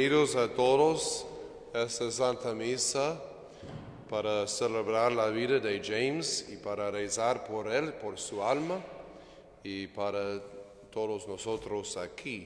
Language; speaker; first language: Spanish; non-native, fluent; English